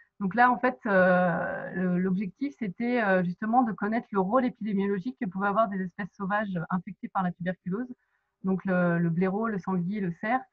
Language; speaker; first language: French; native; French